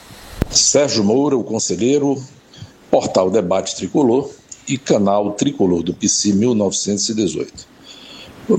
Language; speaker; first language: Portuguese; native; Portuguese